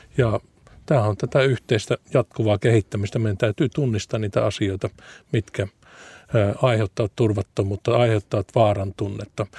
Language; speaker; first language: Finnish; native; Finnish